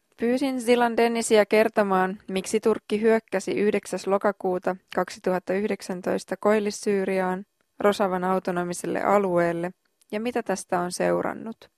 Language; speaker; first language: Finnish; native; Finnish